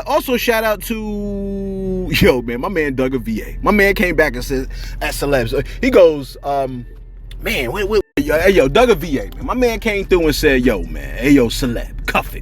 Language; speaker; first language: English; native; English